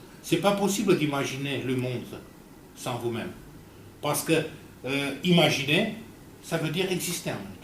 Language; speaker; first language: French; non-native, fluent; Romanian